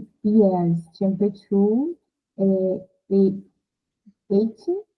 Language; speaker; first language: English; non-native, learner; Portuguese